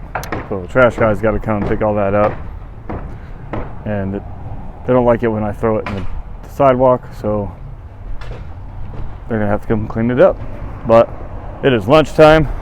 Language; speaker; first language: English; native; English